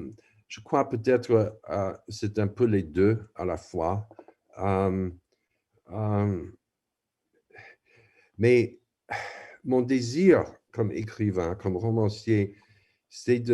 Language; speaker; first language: French; non-native, fluent; English